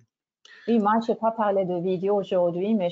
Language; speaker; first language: French; non-native, fluent; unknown